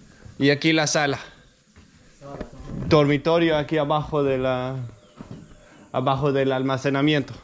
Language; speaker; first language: Spanish; non-native, learner; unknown